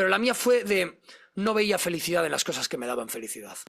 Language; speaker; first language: Spanish; native; Spanish